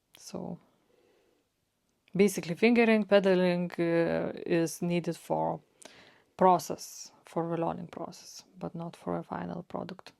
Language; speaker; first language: English; non-native, fluent; Lithuanian